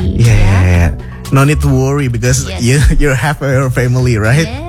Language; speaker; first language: English; non-native, fluent; Indonesian